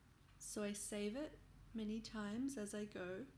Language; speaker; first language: English; native; English